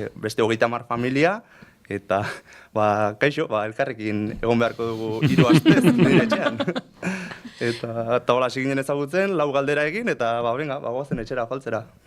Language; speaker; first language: Basque; native; Basque